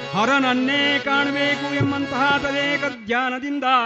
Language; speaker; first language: Kannada; non-native, local second language; Malayalam